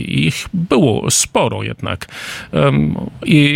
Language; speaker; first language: Polish; non-native, fluent; German